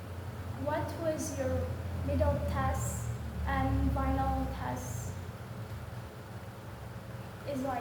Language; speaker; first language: English; non-native, learner; Indonesian